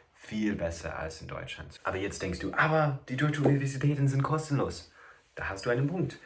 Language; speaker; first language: German; non-native, learner; English